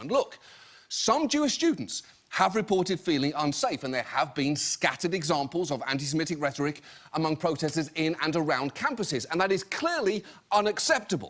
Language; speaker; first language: English; native; English